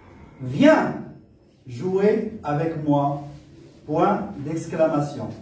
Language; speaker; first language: French; non-native, local second language; Arabic